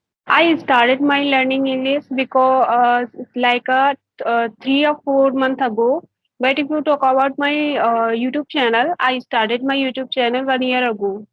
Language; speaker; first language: English; non-native, learner; Hindi